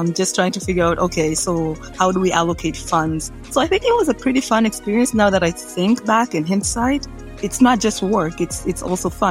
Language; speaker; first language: English; non-native, local second language; Swahili